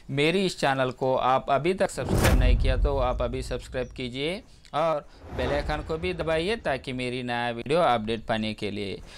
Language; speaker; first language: Hindi; non-native, local second language; Telugu